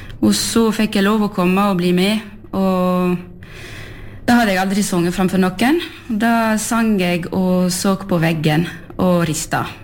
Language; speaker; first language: Norwegian; early bilingual, heritage; French